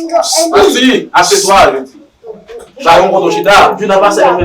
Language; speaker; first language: French; non-native, learner; Haitian Creole